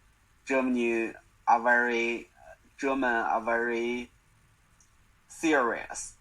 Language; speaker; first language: English; non-native, learner; Chinese